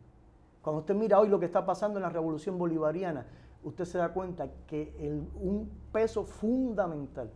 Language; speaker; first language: Spanish; native; Spanish